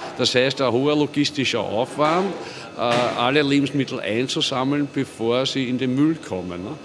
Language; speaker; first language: German; native; German